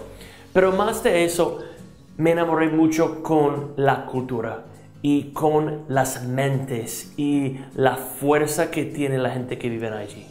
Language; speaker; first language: Spanish; non-native, fluent; English